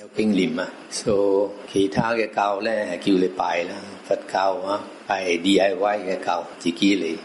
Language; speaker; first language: Cantonese; non-native, local second language; Min Nan Chinese